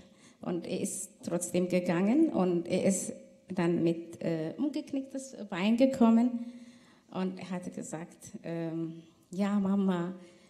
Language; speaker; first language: German; non-native, fluent; Tigrinya